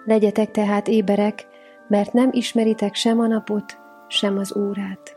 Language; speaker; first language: Hungarian; native; Hungarian